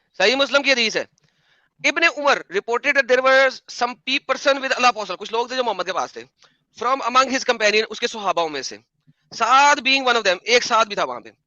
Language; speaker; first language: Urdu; non-native, local second language; Punjabi